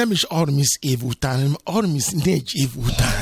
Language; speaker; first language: Hungarian; non-native, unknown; Yoruba